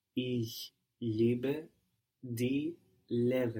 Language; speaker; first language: German; non-native, learner; English